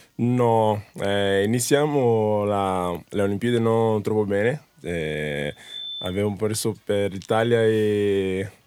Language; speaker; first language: Italian; non-native, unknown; Portuguese